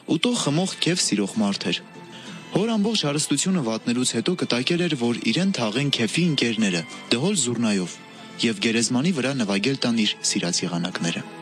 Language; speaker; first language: Armenian; native; Armenian